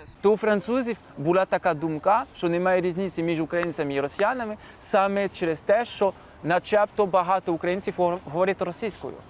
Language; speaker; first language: Ukrainian; non-native, fluent; French